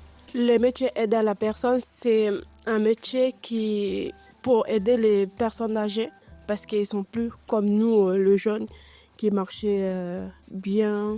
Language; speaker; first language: French; non-native, learner; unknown